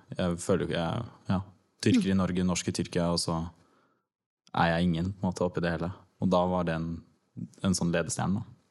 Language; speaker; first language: Norwegian; early bilingual, other home language; Turkish